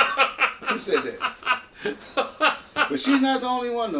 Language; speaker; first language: English; native; English